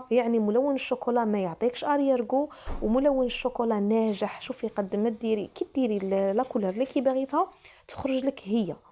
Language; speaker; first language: Arabic; native; Arabic